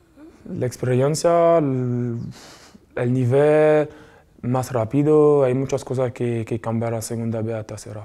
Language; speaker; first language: Spanish; non-native, fluent; French